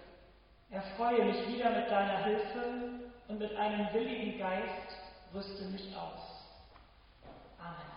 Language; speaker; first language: German; native; German